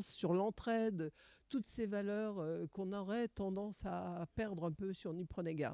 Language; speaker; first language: French; native; French